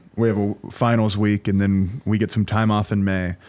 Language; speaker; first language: English; native; English